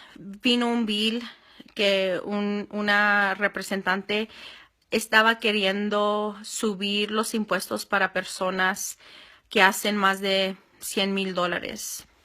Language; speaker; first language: Spanish; early bilingual, heritage; Spanish